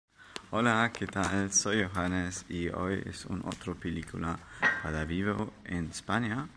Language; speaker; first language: Spanish; non-native, learner; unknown